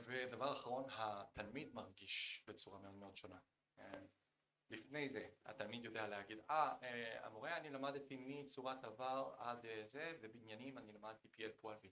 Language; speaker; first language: Hebrew; non-native, fluent; Korean